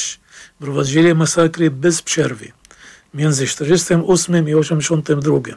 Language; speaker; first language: Polish; non-native, fluent; Arabic